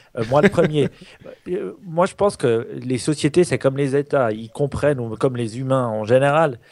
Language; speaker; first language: French; native; French